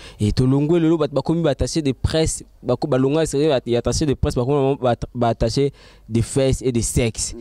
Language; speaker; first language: French; non-native, local second language; Lingala